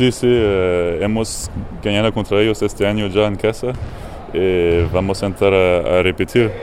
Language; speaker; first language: Spanish; non-native, fluent; French